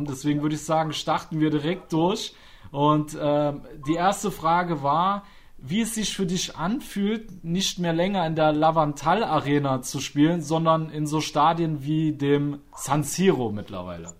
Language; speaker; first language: German; native; German